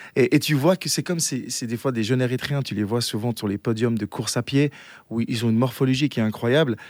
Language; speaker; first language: French; native; French